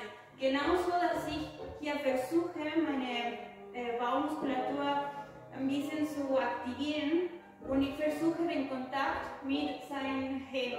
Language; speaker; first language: German; non-native, fluent; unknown